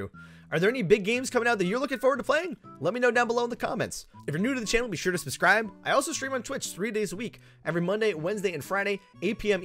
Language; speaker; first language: English; native; English